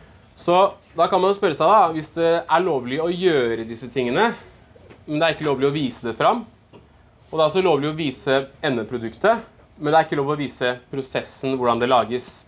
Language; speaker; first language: Norwegian; native; Norwegian